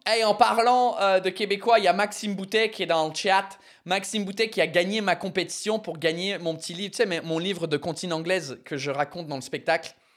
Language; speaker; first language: French; non-native, fluent; English